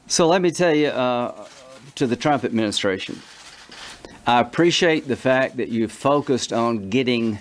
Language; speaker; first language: English; native; English